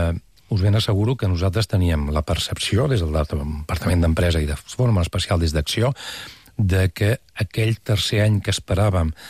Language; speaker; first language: Catalan; native; Catalan